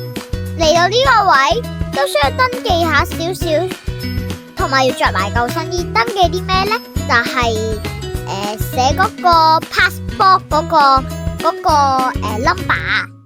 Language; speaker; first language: Chinese; native; Chinese